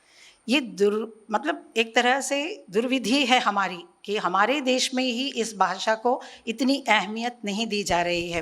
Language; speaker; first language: Hindi; non-native, local second language; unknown